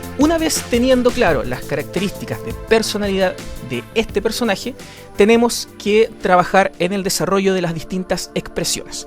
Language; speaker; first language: Spanish; native; Spanish